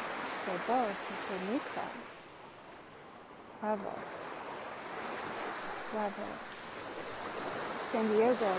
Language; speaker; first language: Spanish; non-native, learner; English